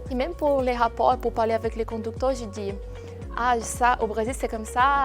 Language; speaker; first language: French; non-native, fluent; Portuguese